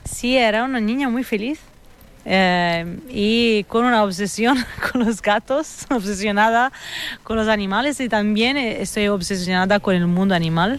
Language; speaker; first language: Spanish; non-native, fluent; Italian